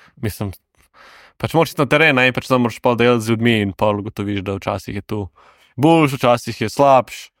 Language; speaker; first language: Slovenian; native; Slovenian